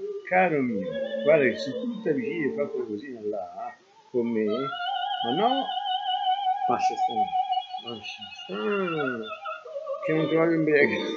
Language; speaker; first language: Italian; native; Italian